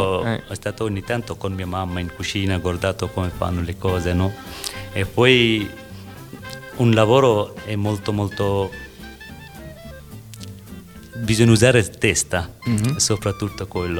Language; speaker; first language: Italian; non-native, learner; Bangla